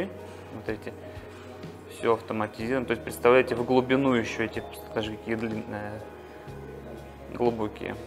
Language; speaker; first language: Russian; native; Russian